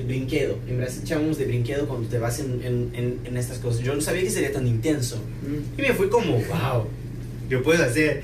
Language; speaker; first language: Spanish; non-native, fluent; Portuguese